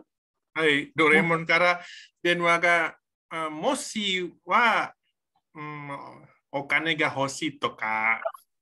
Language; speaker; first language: Japanese; non-native, learner; Indonesian